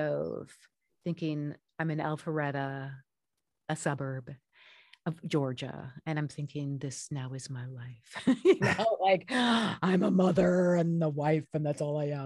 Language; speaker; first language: English; native; English